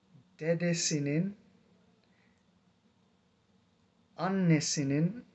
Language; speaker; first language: Turkish; non-native, fluent; English